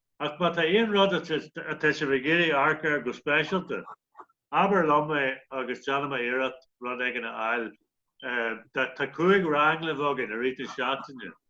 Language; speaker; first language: Irish; native; Irish